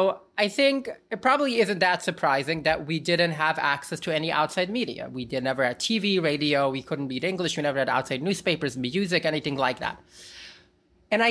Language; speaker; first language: English; early bilingual, other home language; Yiddish